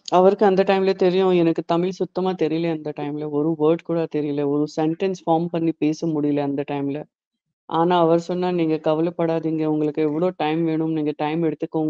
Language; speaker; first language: Tamil; non-native, fluent; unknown